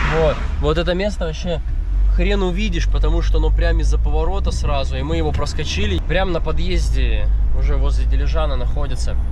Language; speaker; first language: Russian; native; Russian